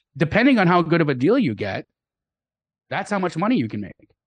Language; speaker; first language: English; native; English